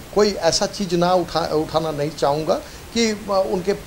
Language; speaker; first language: Hindi; native; Hindi